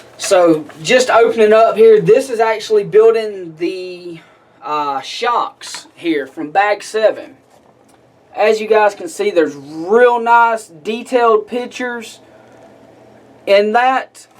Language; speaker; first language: English; native; English